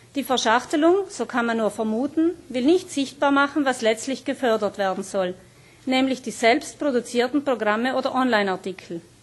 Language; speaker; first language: German; native; German